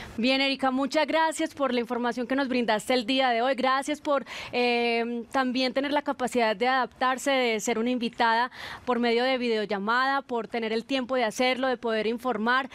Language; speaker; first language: Spanish; native; Spanish